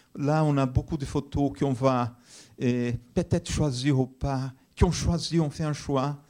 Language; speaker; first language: French; non-native, fluent; Portuguese